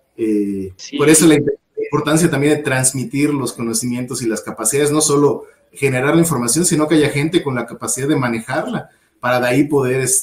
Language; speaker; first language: Spanish; native; Spanish